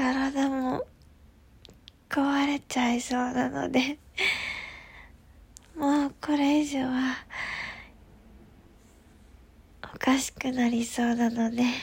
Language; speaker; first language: Japanese; native; Japanese